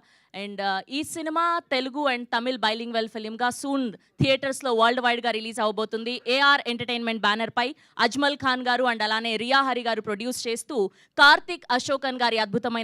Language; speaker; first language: Telugu; native; Telugu